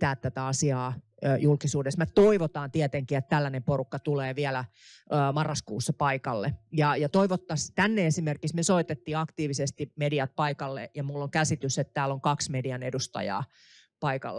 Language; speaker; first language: Finnish; native; Finnish